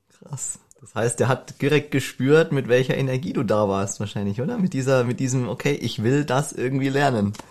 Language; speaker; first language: German; native; German